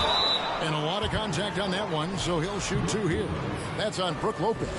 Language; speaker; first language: English; native; English